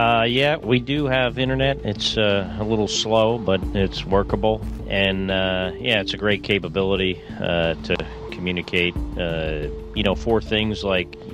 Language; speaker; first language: English; native; English